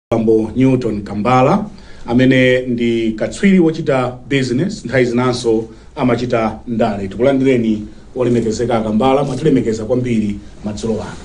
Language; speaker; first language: Nyanja; native; Nyanja